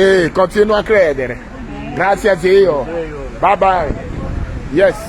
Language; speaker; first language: Italian; non-native, learner; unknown